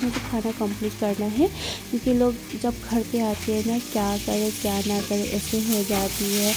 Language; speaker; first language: Hindi; non-native, local second language; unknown